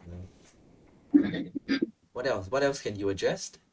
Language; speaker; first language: English; non-native, fluent; Vietnamese